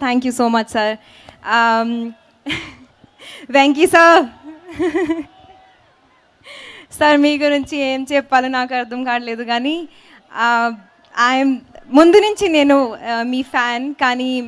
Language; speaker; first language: Telugu; non-native, learner; Hindi